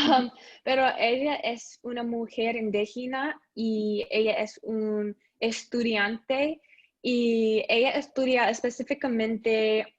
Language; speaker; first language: Spanish; non-native, learner; English